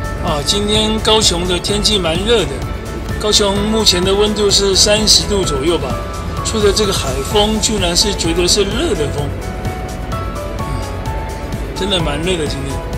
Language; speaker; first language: Chinese; native; Chinese